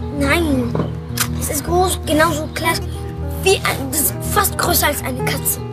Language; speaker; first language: German; early bilingual, other home language; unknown